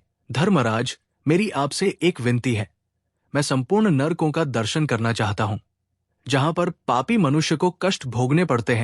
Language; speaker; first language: Hindi; native; Hindi